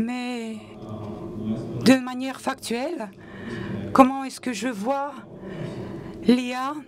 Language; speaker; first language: French; non-native, local second language; Latvian